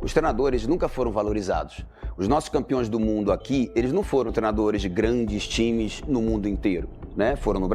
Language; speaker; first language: Portuguese; native; Portuguese